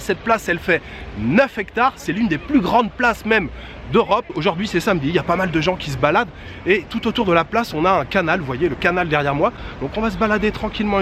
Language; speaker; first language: French; native; French